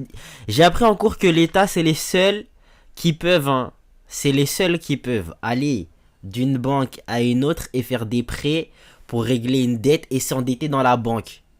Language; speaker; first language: French; native; French